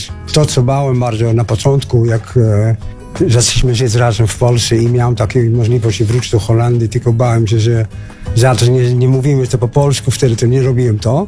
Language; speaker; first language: Polish; non-native, fluent; Dutch